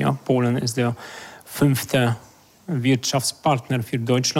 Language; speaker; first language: German; non-native, fluent; Polish